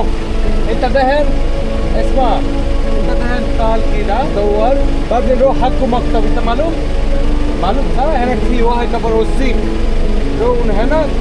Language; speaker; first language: Arabic; non-native, learner; Bangla